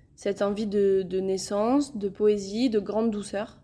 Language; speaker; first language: French; native; French